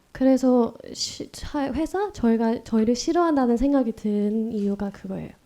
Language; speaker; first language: Korean; non-native, fluent; Vietnamese